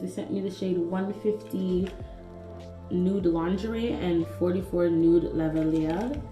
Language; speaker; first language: English; native; English